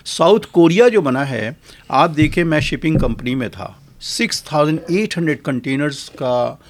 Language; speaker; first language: Urdu; native; Urdu